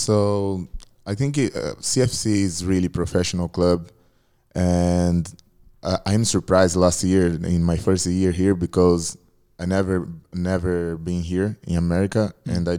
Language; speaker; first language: English; non-native, learner; Portuguese